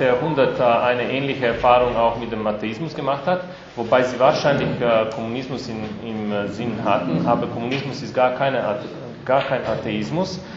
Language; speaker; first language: German; non-native, fluent; Slovenian